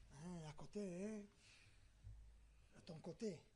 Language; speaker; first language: French; non-native, fluent; Spanish